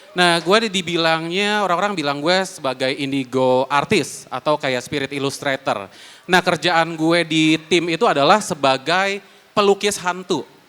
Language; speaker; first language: Indonesian; native; Indonesian